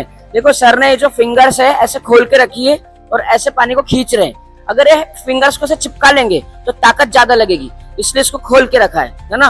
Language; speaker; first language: Hindi; native; Hindi